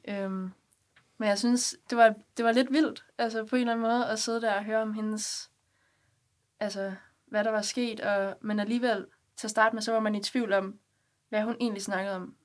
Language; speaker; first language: Danish; native; Danish